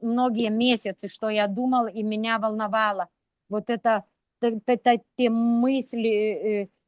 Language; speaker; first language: Russian; non-native, local second language; Lithuanian